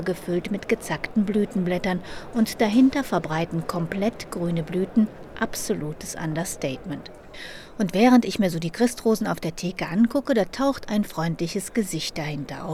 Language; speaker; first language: German; native; German